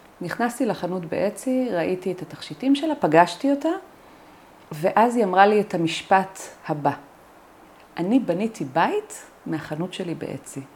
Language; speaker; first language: Hebrew; native; Hebrew